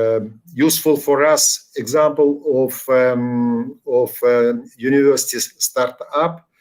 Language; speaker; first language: English; non-native, learner; Ukrainian